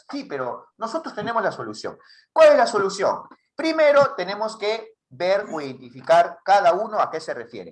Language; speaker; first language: Spanish; native; Spanish